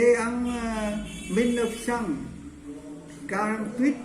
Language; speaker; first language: French; non-native, learner; Vietnamese